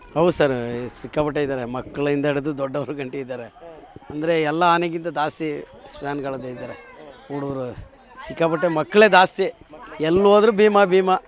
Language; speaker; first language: Kannada; non-native, local second language; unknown